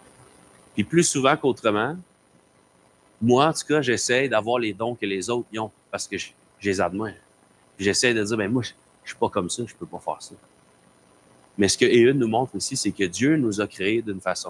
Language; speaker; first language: French; native; French